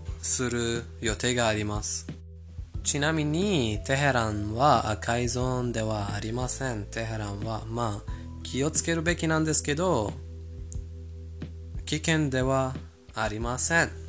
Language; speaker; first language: Japanese; non-native, fluent; Persian